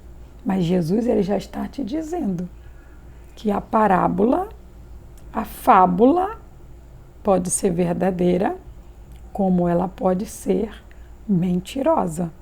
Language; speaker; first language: Portuguese; native; Portuguese